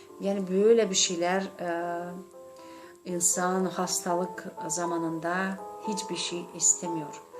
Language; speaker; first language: Turkish; non-native, learner; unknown